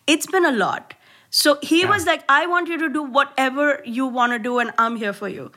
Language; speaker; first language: English; non-native, local second language; Gujarati